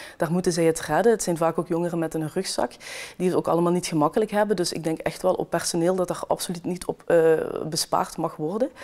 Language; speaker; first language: Dutch; native; Dutch